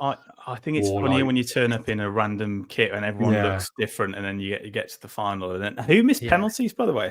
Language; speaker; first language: English; native; English